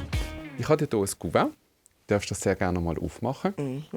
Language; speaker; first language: German; native; German